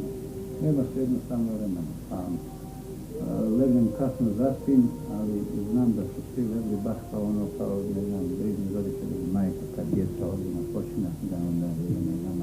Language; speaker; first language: Bosnian; native; Bosnian